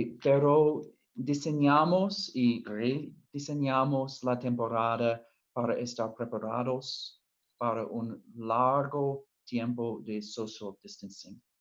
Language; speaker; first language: Spanish; non-native, fluent; English